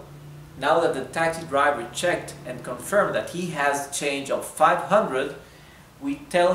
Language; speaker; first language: English; non-native, fluent; Spanish